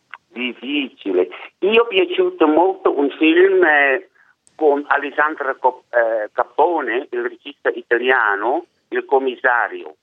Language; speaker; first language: Italian; non-native, learner; German